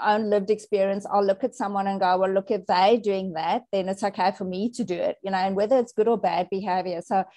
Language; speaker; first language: English; native; English